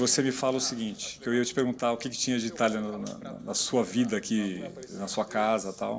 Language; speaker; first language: Portuguese; native; Portuguese